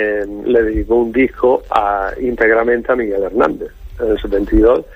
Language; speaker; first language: Spanish; native; Spanish